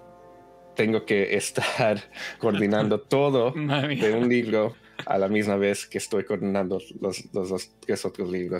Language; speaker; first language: Spanish; early bilingual, heritage; Spanish